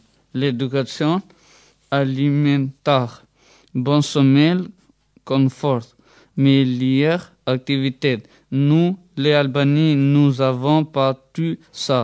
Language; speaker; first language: French; non-native, learner; Albanian